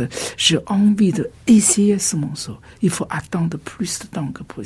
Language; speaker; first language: French; non-native, fluent; Chinese